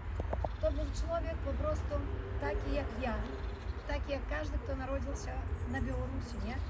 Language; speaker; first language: Polish; early bilingual, heritage; Polish